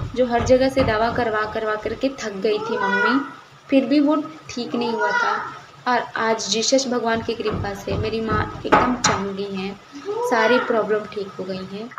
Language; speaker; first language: Hindi; native; Hindi